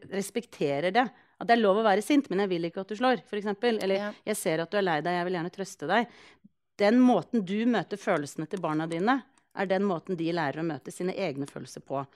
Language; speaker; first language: Norwegian; early bilingual, other home language; Icelandic